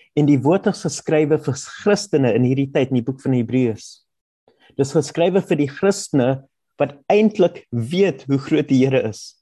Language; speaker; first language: Afrikaans; non-native, local second language; German